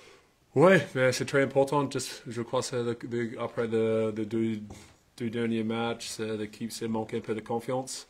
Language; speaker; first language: French; non-native, learner; English